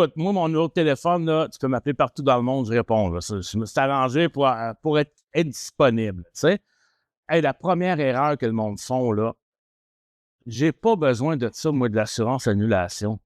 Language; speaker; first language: French; native; French